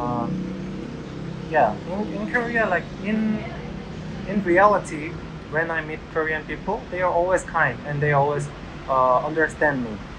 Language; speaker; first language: English; non-native, learner; Korean